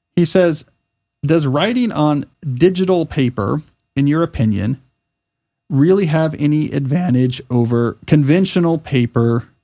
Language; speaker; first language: English; native; English